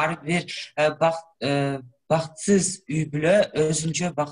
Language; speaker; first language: Kyrgyz; non-native, local second language; Russian